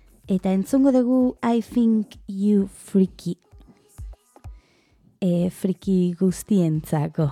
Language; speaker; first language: Basque; non-native, learner; Spanish